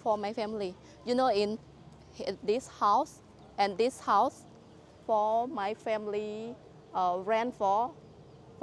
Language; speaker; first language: English; non-native, learner; Khmer